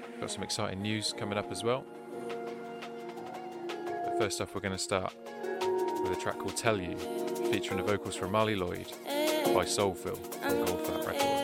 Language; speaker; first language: English; native; English